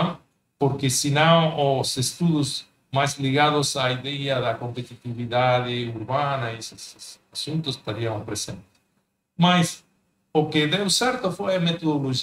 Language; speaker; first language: Portuguese; non-native, fluent; Spanish